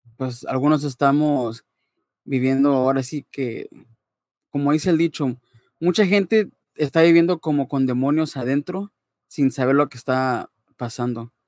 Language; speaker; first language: Spanish; native; Spanish